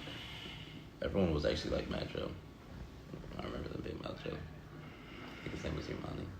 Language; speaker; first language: English; native; English